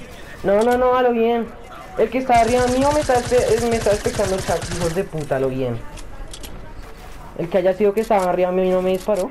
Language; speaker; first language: Spanish; native; Spanish